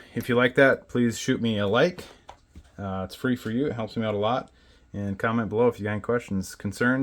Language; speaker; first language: English; native; English